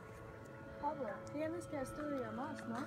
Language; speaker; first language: Spanish; non-native, learner; English